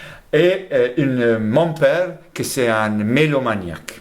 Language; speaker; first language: French; non-native, fluent; Italian